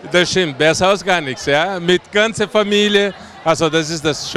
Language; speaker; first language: German; non-native, fluent; Portuguese